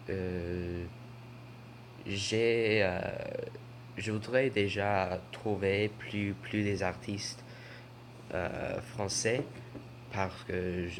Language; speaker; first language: French; non-native, learner; English